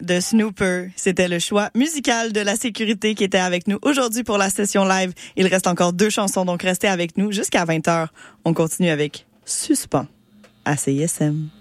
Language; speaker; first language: French; native; French